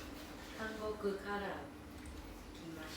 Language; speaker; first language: Japanese; non-native, learner; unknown